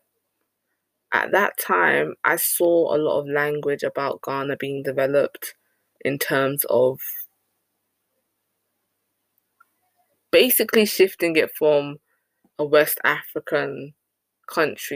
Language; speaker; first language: English; native; English